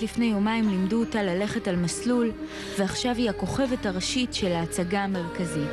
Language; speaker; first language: Hebrew; native; Hebrew